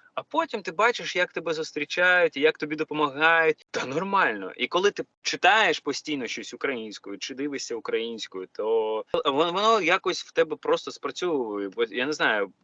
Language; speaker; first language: Ukrainian; non-native, local second language; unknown